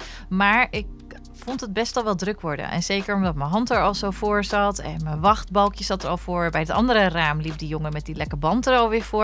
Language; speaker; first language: Dutch; native; Dutch